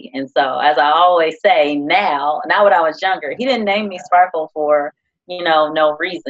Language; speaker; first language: English; native; English